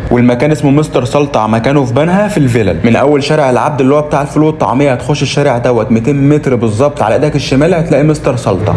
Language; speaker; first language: Arabic; native; Arabic